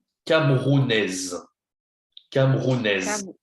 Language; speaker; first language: French; non-native, fluent; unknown